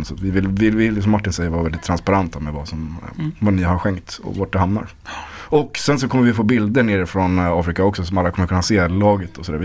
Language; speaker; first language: Swedish; native; Swedish